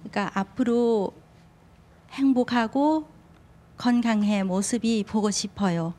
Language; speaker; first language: Korean; non-native, learner; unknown